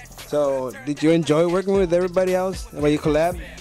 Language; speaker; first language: English; native; English